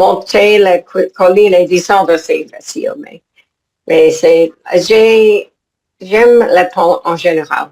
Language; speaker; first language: French; non-native, learner; English